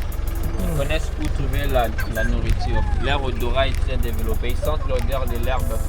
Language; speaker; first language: French; native; French